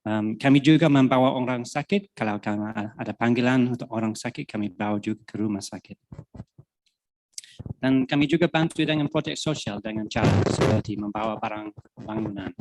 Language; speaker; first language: Indonesian; non-native, fluent; English